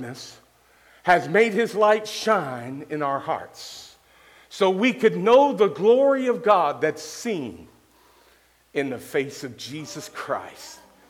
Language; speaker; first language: English; native; English